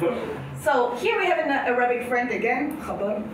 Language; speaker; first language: English; non-native, fluent; German